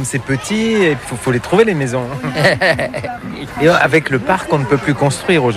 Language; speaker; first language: French; native; French